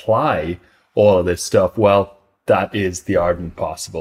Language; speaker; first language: English; native; English